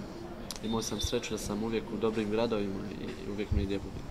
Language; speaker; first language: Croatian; early bilingual, heritage; Bosnian